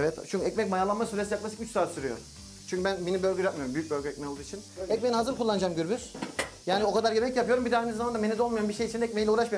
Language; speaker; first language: Turkish; native; Turkish